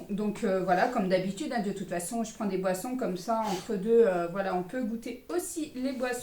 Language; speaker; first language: French; native; French